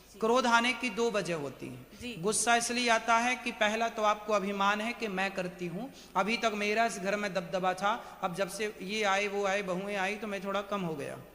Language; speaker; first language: Hindi; native; Hindi